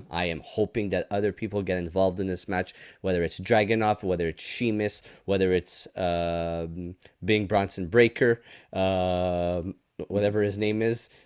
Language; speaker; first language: English; native; English